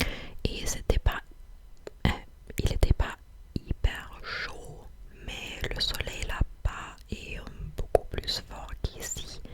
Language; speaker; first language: French; non-native, fluent; English